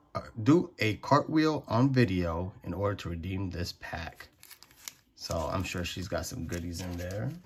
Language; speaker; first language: English; native; English